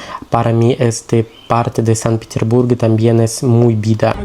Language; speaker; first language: Spanish; non-native, learner; Russian